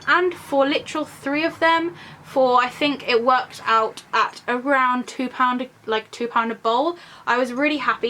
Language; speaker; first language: English; native; English